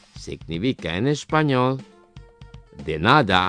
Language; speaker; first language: Spanish; non-native, fluent; Indonesian